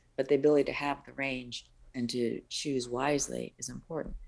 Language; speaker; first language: English; early bilingual, other home language; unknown